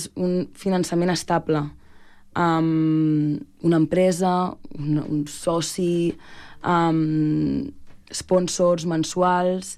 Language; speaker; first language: Catalan; native; Catalan